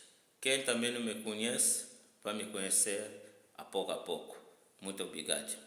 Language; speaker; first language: Portuguese; non-native, learner; Lingala